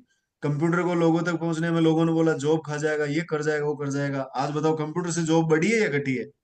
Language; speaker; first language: Hindi; native; Hindi